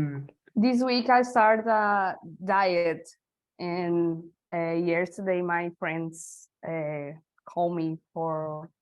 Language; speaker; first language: English; non-native, learner; Portuguese